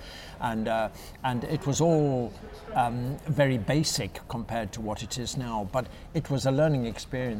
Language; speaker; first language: English; native; English